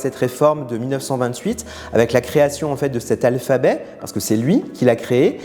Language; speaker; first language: French; native; French